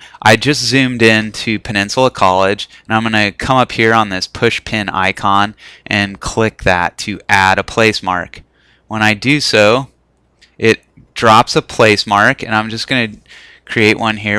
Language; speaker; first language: English; native; English